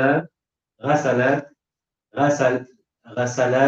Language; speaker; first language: Arabic; non-native, learner; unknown